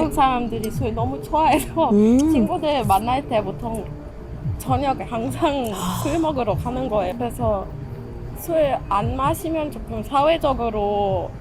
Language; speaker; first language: Korean; non-native, fluent; German